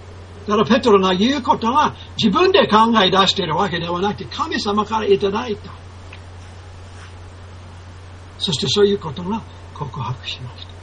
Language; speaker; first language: Japanese; non-native, fluent; English